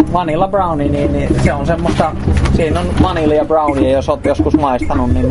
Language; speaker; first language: Finnish; native; Finnish